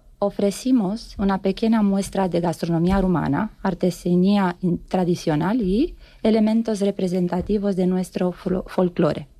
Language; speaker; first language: Spanish; non-native, fluent; Romanian